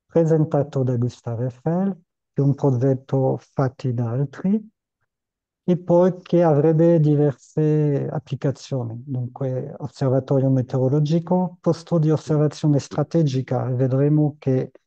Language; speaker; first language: Italian; non-native, fluent; French